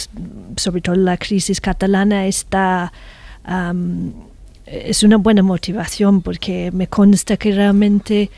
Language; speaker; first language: Spanish; non-native, fluent; English